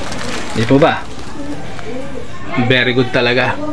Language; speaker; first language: Filipino; native; Filipino